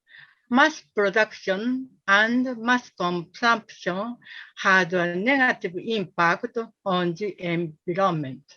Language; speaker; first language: English; non-native, learner; Japanese